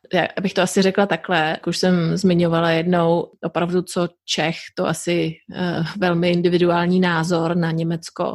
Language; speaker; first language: Czech; native; Czech